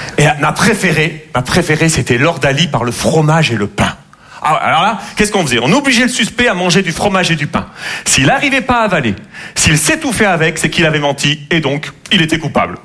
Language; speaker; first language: French; native; French